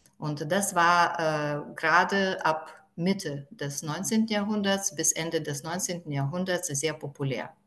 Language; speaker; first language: German; non-native, fluent; Lithuanian